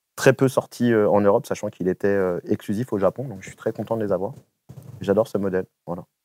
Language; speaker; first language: French; native; French